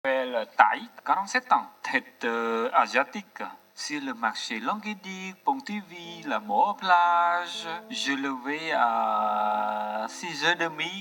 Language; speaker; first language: French; non-native, learner; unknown